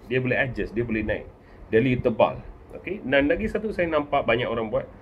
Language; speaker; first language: Malay; non-native, local second language; Tamil